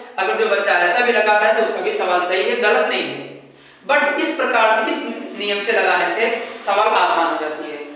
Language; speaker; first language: Hindi; native; Hindi